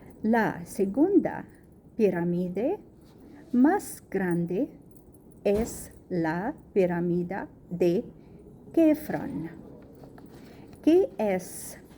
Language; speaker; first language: Spanish; non-native, learner; Arabic